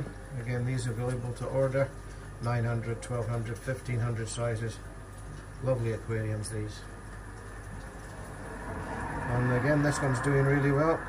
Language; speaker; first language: English; native; English